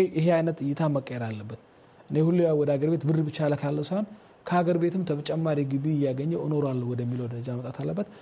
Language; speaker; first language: Amharic; non-native, local second language; Somali